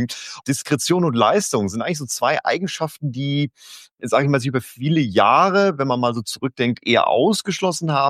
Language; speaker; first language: German; native; German